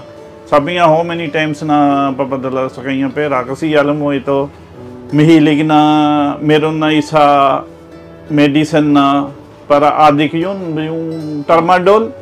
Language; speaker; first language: Filipino; non-native, learner; Punjabi